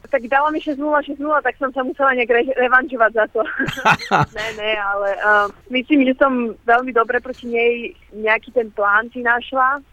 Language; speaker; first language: Slovak; early bilingual, heritage; Slovak